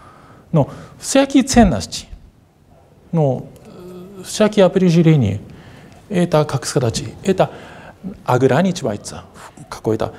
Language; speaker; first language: Russian; non-native, fluent; Japanese